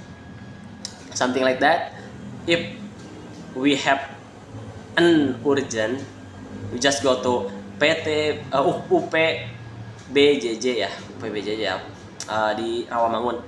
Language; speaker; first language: English; non-native, learner; Indonesian